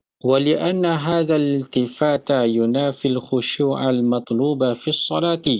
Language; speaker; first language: Arabic; non-native, fluent; Malay